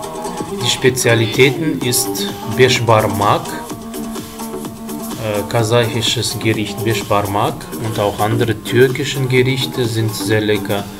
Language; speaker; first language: German; non-native, fluent; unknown